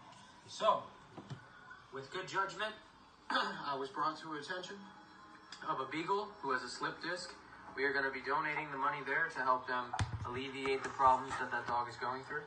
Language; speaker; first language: English; native; English